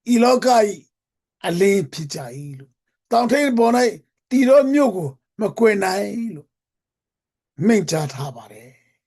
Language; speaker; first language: Burmese; non-native, local second language; Hakha Chin